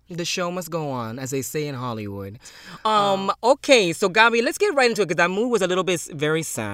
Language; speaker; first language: English; early bilingual, other home language; Spanish